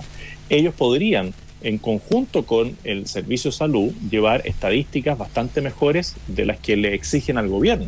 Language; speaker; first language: Spanish; native; Spanish